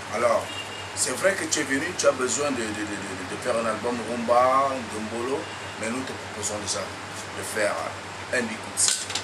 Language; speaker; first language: French; non-native, local second language; Lingala